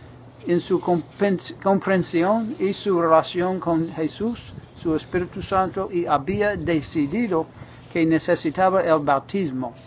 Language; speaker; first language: Spanish; non-native, fluent; English